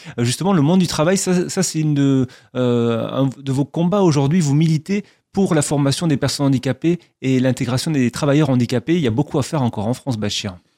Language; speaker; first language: French; native; French